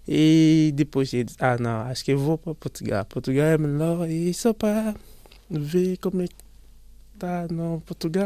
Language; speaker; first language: Portuguese; non-native, learner; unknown